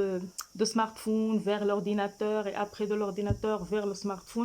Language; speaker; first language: French; non-native, fluent; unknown